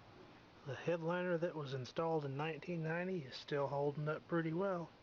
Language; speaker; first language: English; native; English